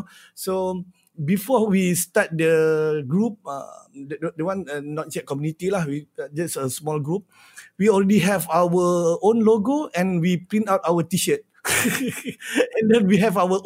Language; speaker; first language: English; non-native, local second language; Malay